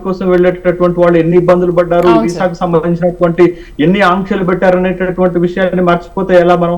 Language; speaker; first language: Telugu; native; Telugu